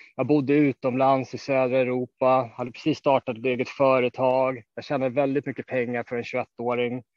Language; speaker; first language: Swedish; native; Swedish